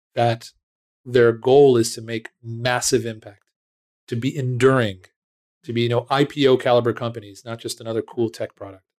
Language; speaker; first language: English; native; English